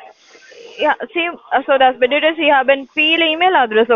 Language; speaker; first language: German; non-native, learner; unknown